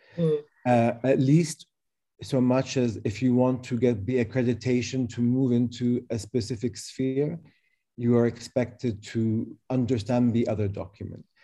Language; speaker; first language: English; early bilingual, other home language; Arabic